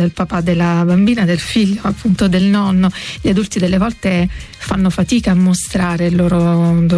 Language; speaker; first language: Italian; native; Italian